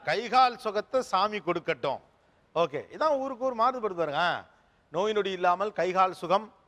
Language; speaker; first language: Tamil; native; Tamil